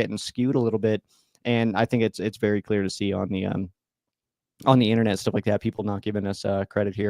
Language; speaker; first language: English; native; English